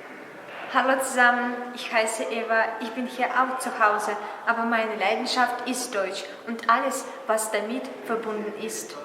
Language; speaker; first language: German; non-native, fluent; Russian